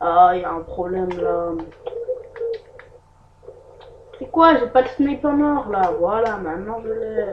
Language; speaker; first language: French; native; French